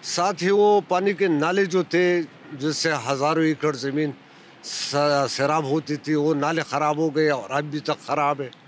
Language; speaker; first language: Urdu; non-native, local second language; Pashto